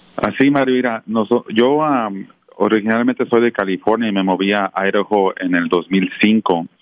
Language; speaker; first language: Spanish; native; Spanish